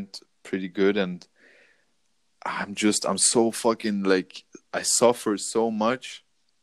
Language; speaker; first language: English; non-native, fluent; German